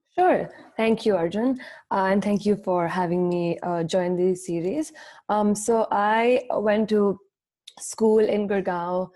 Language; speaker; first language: English; non-native, local second language; Hindi